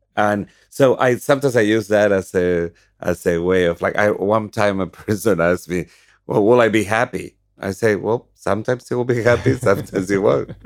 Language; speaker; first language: English; non-native, fluent; Spanish